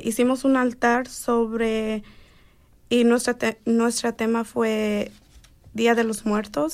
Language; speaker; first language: Spanish; early bilingual, heritage; Spanish